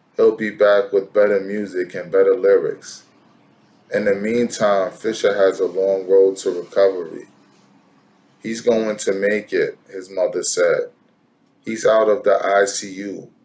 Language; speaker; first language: English; native; English